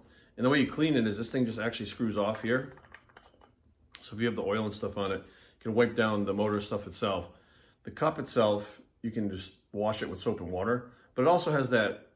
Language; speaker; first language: English; native; English